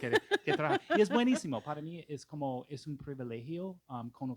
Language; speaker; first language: Spanish; non-native, fluent; English